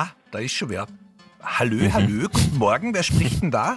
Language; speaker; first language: German; native; German